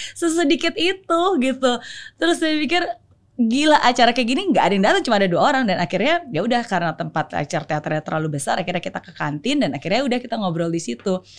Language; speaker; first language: Indonesian; native; Indonesian